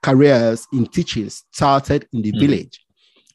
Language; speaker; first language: English; non-native, local second language; Yoruba